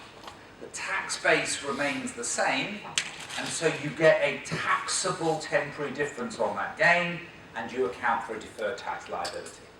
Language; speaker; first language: English; native; English